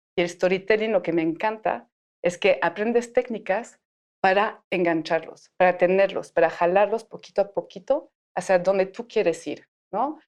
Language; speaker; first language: Spanish; non-native, fluent; French